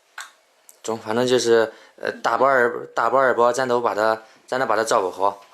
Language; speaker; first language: Chinese; native; Chinese